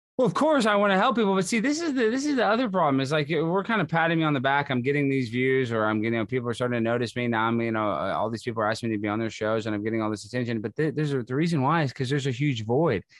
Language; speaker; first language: English; native; English